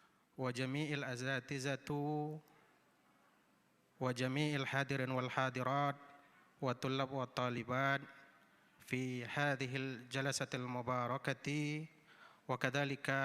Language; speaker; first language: Arabic; non-native, fluent; Indonesian